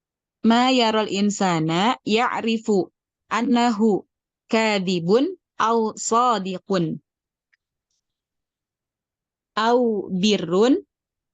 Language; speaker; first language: Arabic; non-native, learner; Indonesian